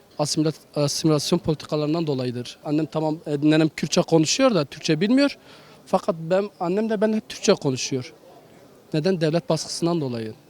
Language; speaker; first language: Turkish; non-native, local second language; Kurdish